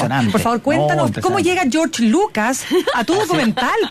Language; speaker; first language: Spanish; native; Spanish